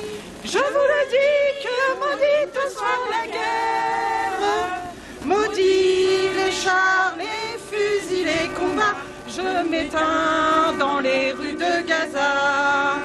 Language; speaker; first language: French; native; French